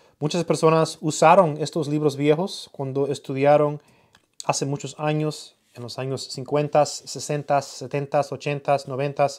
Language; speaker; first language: Spanish; early bilingual, heritage; Spanish